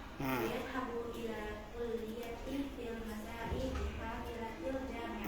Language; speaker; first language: Arabic; non-native, learner; Indonesian